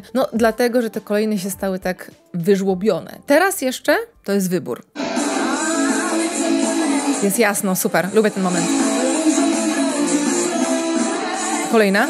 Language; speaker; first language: Polish; native; Polish